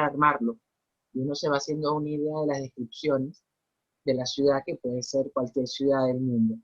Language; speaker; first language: Spanish; native; Spanish